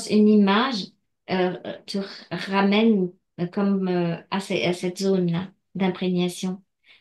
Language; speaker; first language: French; native; French